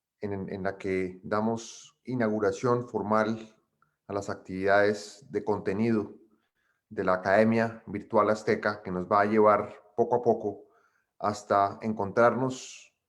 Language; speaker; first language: Spanish; native; Spanish